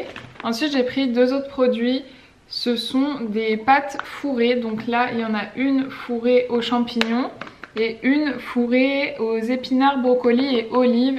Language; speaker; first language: French; native; French